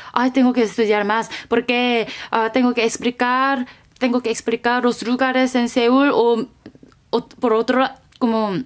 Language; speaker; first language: Spanish; non-native, learner; Korean